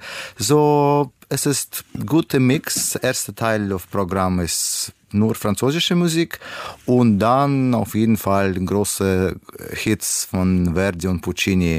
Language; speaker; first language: German; non-native, learner; Russian